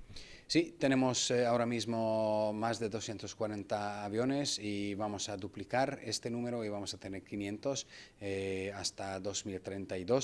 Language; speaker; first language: Spanish; non-native, fluent; Hungarian